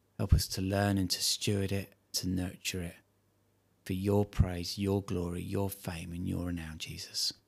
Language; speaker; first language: English; native; English